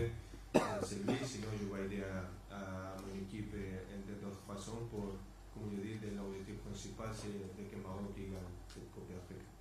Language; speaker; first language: French; non-native, fluent; Spanish